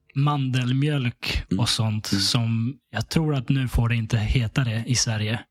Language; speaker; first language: Swedish; early bilingual, other home language; Russian